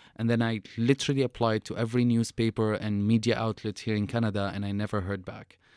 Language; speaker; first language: English; non-native, fluent; Arabic